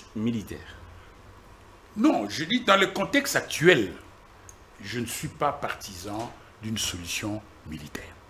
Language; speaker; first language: French; non-native, local second language; Lingala